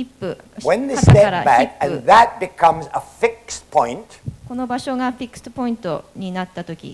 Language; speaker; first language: Japanese; native; Japanese